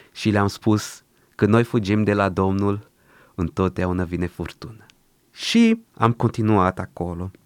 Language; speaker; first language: Romanian; early bilingual, other home language; Portuguese